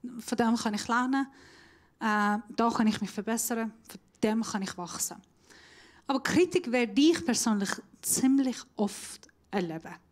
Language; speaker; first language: German; non-native, fluent; Assyrian Neo-Aramaic